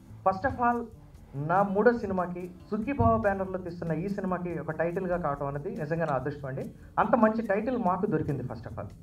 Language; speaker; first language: Telugu; native; Telugu